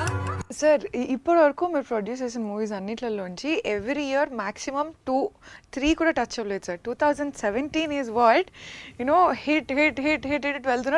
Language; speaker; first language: Telugu; native; Telugu